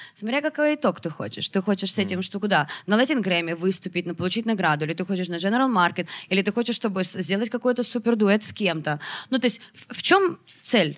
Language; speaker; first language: Russian; native; Russian